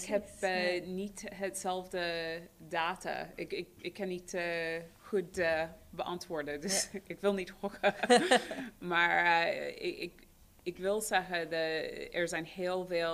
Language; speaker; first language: Dutch; non-native, fluent; English